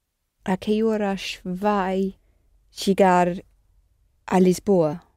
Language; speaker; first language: Portuguese; non-native, learner; English